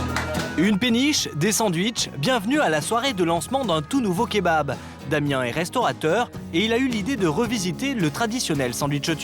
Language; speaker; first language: French; native; French